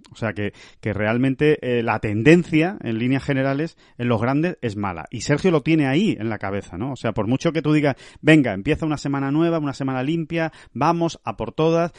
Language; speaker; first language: Spanish; native; Spanish